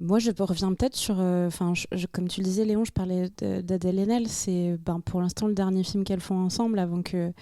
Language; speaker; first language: French; native; French